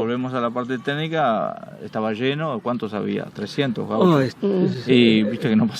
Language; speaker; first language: Spanish; native; Spanish